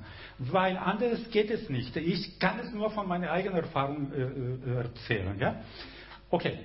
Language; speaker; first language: German; non-native, fluent; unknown